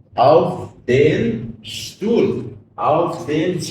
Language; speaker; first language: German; non-native, fluent; Arabic